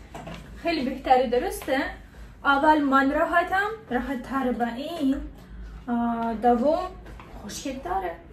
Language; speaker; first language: Persian; non-native, learner; Turkish